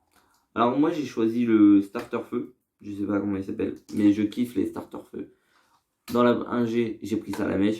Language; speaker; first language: French; native; French